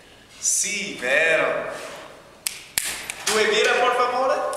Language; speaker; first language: Italian; non-native, learner; English